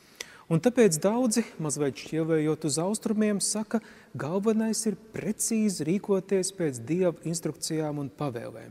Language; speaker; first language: Latvian; native; Latvian